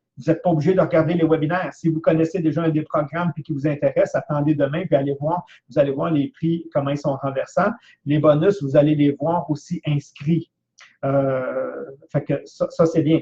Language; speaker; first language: French; native; French